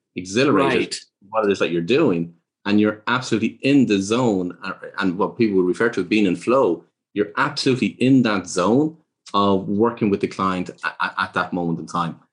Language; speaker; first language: English; native; English